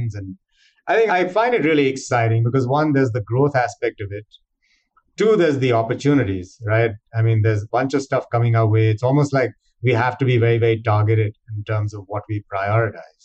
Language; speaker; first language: English; non-native, local second language; Hindi